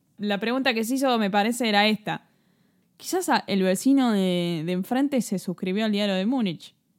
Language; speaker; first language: Spanish; native; Spanish